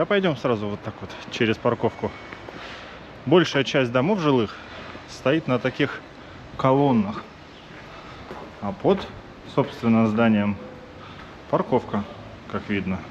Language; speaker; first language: Russian; native; Russian